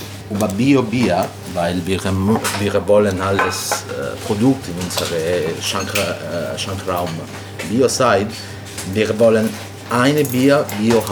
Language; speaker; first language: German; non-native, learner; Italian